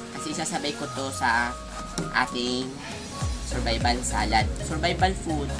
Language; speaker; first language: Filipino; non-native, local second language; Bikol